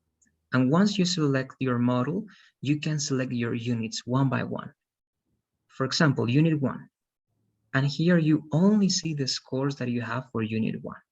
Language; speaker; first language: English; non-native, fluent; Spanish